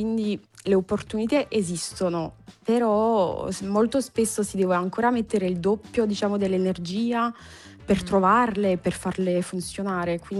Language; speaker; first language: Italian; non-native, fluent; French